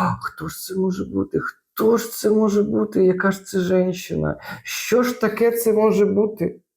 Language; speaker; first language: Ukrainian; native; Ukrainian